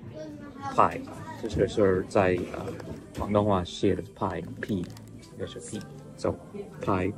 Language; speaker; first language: Chinese; non-native, learner; English